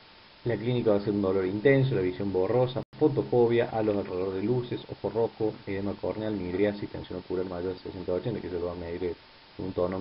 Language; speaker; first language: Spanish; native; Spanish